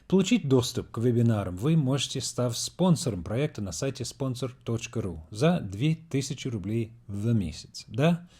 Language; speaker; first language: Russian; non-native, fluent; English